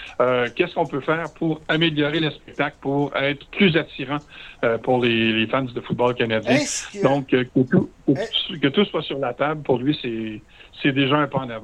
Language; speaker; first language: French; native; French